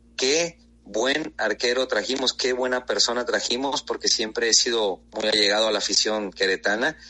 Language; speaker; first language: Spanish; native; Spanish